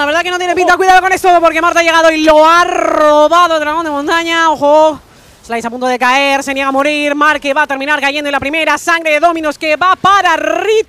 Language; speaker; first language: Spanish; native; Spanish